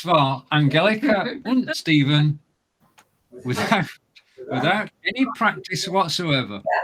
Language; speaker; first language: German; non-native, learner; English